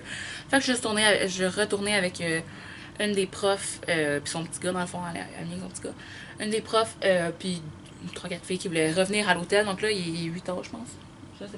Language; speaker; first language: French; native; French